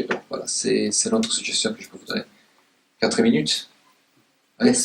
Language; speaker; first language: French; native; French